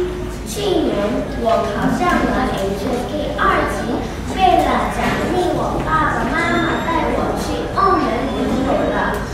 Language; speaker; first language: Chinese; non-native, learner; Korean